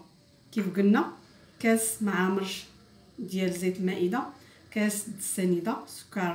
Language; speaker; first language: Arabic; native; Arabic